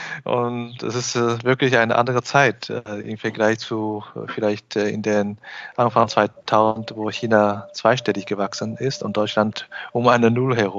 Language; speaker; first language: German; non-native, fluent; Chinese